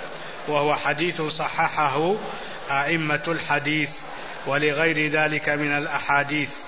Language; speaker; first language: Arabic; native; Arabic